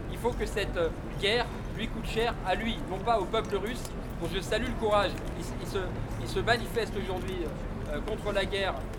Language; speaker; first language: French; native; French